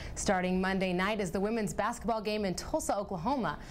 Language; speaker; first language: English; native; English